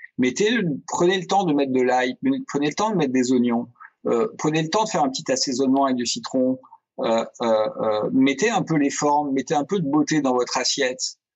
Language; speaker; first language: French; native; French